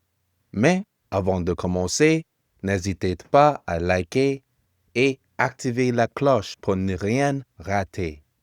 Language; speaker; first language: French; non-native, fluent; English